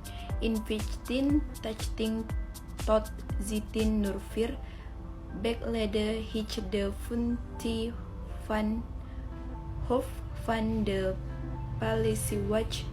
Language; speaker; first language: Dutch; non-native, learner; Indonesian